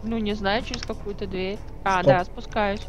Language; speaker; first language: Russian; native; Russian